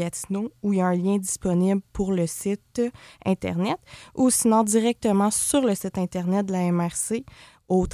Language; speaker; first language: French; native; French